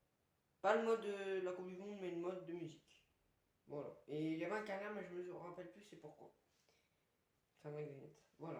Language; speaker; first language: French; native; French